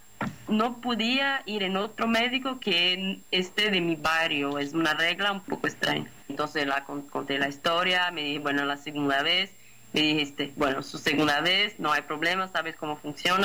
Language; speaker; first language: Spanish; non-native, fluent; Portuguese